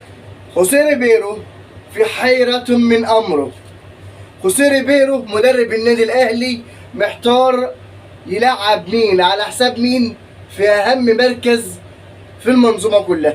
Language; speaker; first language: Arabic; native; Arabic